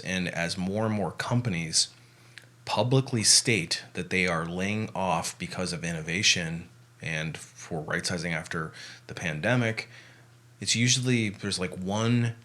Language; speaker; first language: English; native; English